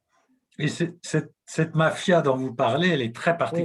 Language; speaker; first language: French; native; French